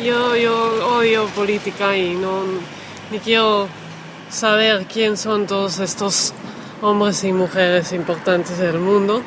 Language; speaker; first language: Spanish; non-native, fluent; Dutch